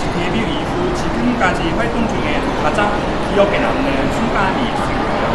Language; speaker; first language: Korean; non-native, fluent; Thai